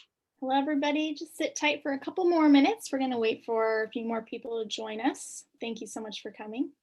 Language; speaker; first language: English; native; English